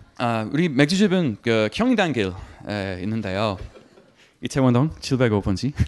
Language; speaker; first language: Korean; non-native, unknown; English